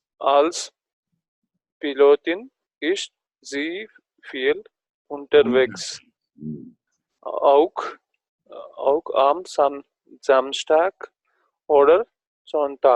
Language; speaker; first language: German; non-native, learner; Telugu